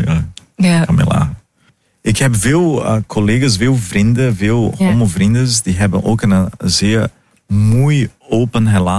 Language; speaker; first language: Dutch; non-native, fluent; Portuguese